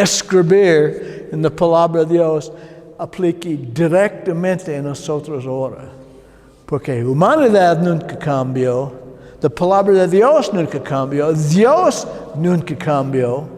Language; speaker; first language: Spanish; non-native, learner; English